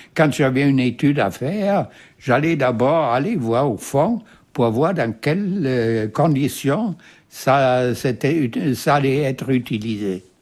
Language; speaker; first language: French; non-native, fluent; German